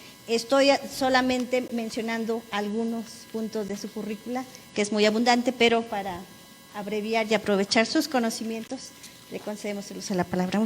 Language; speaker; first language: Spanish; native; Spanish